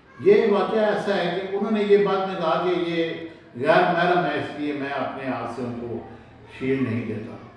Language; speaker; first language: Urdu; native; Urdu